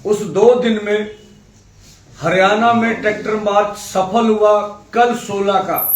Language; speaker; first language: Hindi; non-native, local second language; Punjabi